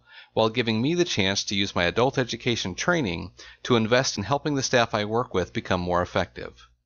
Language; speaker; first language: English; native; English